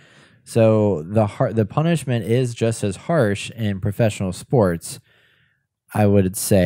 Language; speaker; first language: English; native; English